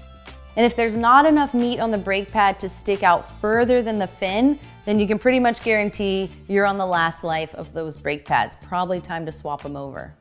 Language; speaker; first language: English; native; English